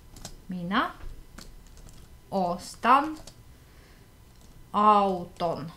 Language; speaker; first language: Finnish; non-native, fluent; Russian